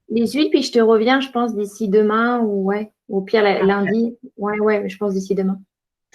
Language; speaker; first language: French; native; French